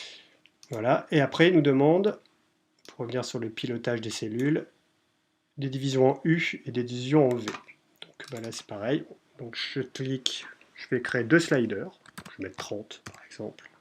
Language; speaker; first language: French; native; French